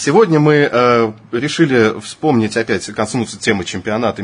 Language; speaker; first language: Russian; native; Russian